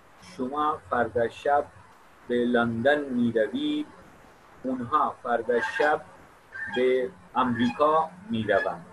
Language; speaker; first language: Persian; non-native, fluent; Urdu